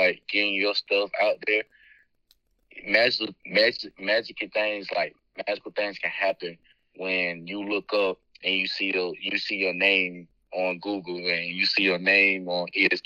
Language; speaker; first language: English; native; English